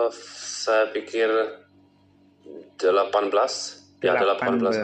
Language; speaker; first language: Indonesian; non-native, learner; Czech